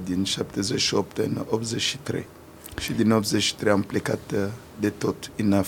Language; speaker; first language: Romanian; non-native, fluent; Sango